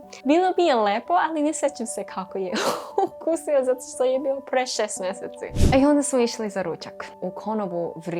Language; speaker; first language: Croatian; non-native, learner; English